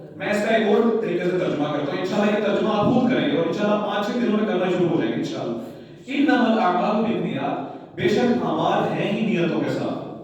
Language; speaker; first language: Urdu; non-native, local second language; Punjabi